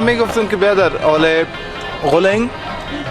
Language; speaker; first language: Persian; non-native, local second language; Pashto